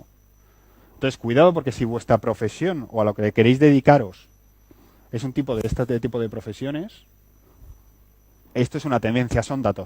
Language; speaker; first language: Spanish; native; Spanish